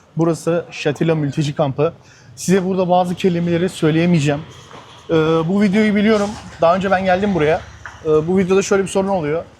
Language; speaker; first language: Turkish; native; Turkish